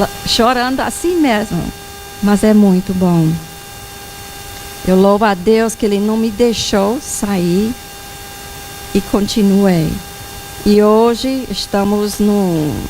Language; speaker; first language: Portuguese; non-native, fluent; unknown